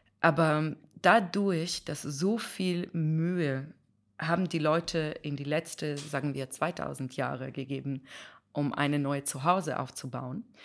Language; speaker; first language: German; non-native, fluent; Hebrew